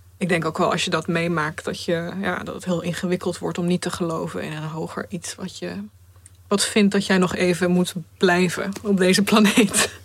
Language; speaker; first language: Dutch; early bilingual, other home language; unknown